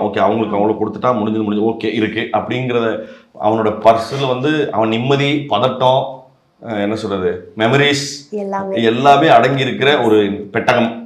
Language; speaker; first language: Tamil; native; Tamil